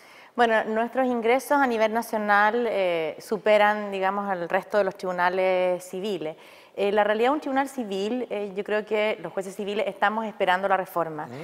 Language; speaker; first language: Spanish; native; Spanish